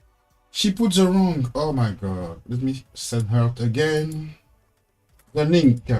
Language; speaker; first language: English; non-native, learner; French